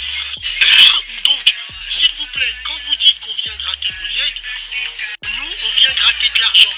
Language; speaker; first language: French; early bilingual, other home language; Arabic